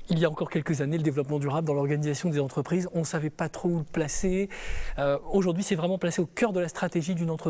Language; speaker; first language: French; native; French